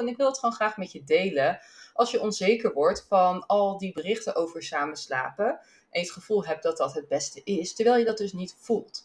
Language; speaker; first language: Dutch; native; Dutch